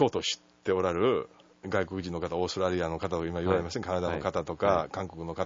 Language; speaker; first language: Japanese; native; Japanese